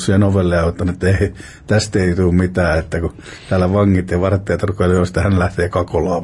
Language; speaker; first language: Finnish; native; Finnish